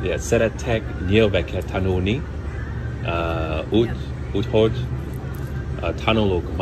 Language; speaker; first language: Hungarian; non-native, learner; English